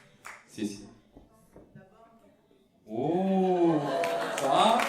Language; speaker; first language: Chinese; non-native, learner; French